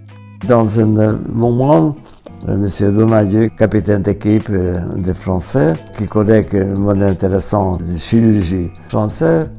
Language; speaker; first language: French; non-native, fluent; Hungarian